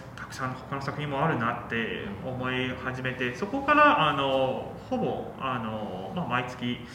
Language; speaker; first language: Japanese; non-native, fluent; Chinese